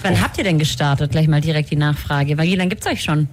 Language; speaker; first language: German; native; German